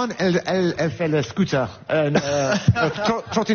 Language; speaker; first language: French; non-native, learner; English